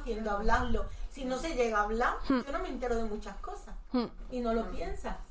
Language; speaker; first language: Spanish; native; Spanish